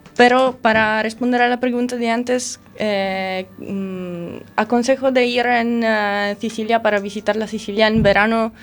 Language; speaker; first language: Spanish; non-native, learner; Italian